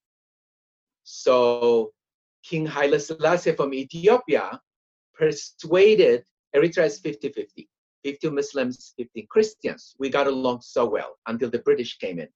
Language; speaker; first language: English; non-native, fluent; Tigrinya